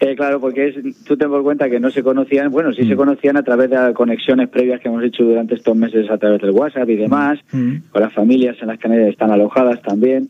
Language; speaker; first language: Spanish; native; Spanish